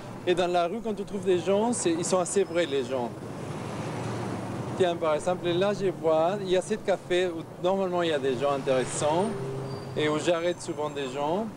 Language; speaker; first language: French; non-native, fluent; Spanish